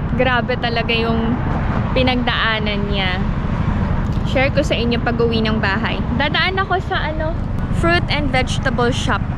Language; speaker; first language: Filipino; native; Filipino